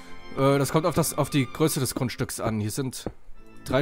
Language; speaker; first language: German; native; German